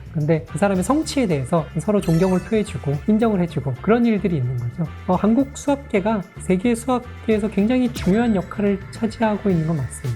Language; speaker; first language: Korean; native; Korean